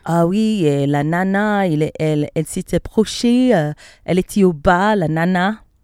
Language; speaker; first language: French; non-native, fluent; English